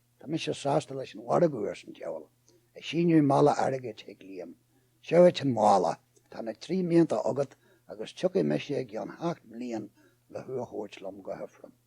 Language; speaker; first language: Irish; native; Irish